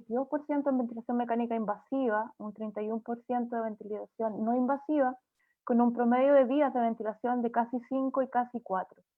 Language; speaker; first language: Spanish; native; Spanish